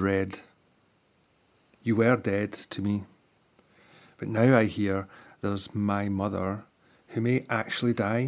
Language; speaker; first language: English; native; English